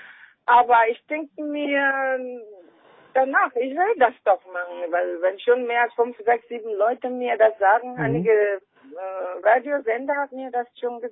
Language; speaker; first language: German; non-native, fluent; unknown